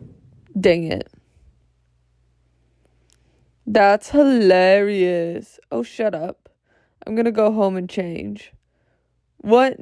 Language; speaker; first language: English; native; English